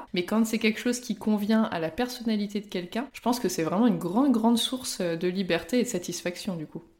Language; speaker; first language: French; native; French